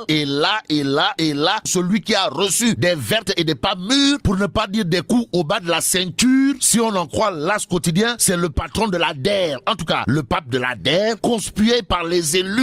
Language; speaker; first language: French; non-native, local second language; Wolof